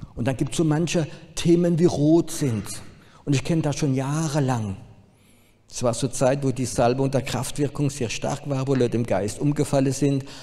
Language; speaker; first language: German; non-native, fluent; French